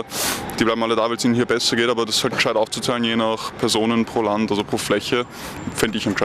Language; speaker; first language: German; native; German